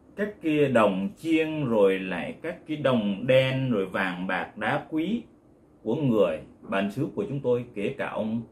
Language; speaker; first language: Vietnamese; non-native, local second language; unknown